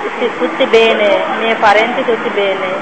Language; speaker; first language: Italian; non-native, learner; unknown